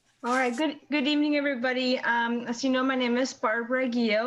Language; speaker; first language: English; early bilingual, other home language; Spanish